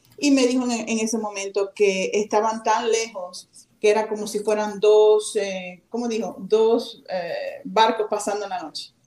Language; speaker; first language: Spanish; native; Spanish